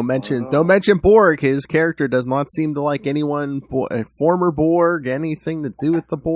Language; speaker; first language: English; native; English